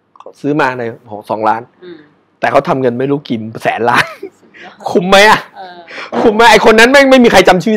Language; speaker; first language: Thai; native; Thai